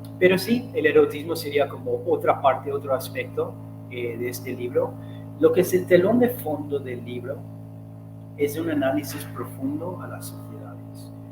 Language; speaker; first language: Spanish; non-native, fluent; English